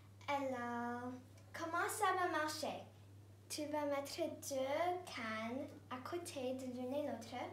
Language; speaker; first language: French; non-native, learner; English